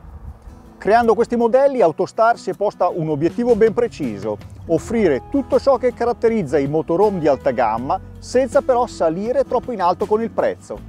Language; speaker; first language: Italian; native; Italian